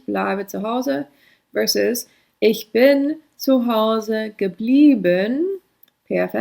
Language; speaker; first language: German; non-native, fluent; English